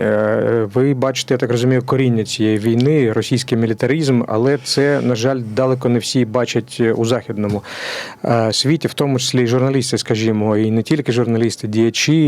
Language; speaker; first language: Ukrainian; native; Ukrainian